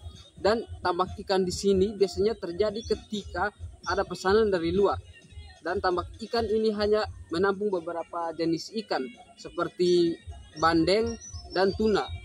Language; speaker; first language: Indonesian; native; Indonesian